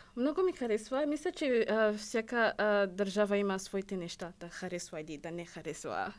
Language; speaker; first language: Bulgarian; non-native, learner; Rundi